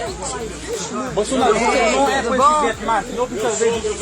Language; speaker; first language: Portuguese; non-native, learner; Haitian Creole